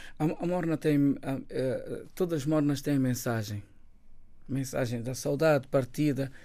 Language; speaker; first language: Portuguese; non-native, local second language; Kabuverdianu